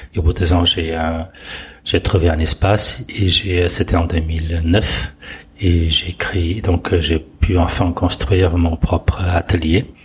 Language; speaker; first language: French; non-native, fluent; Portuguese